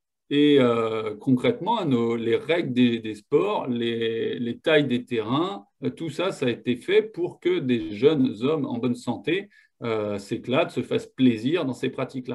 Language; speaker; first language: French; native; French